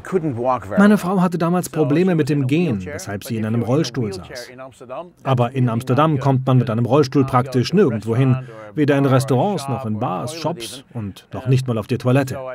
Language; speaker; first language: German; native; German